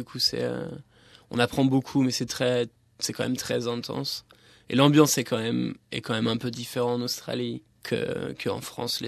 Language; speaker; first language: French; native; French